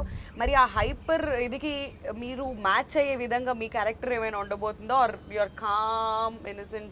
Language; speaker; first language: Telugu; native; Telugu